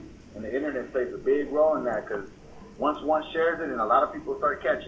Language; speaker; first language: English; early bilingual, other home language; Spanish